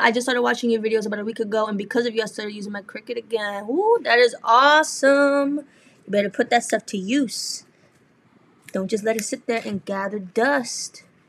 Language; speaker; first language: English; early bilingual, other home language; Spanish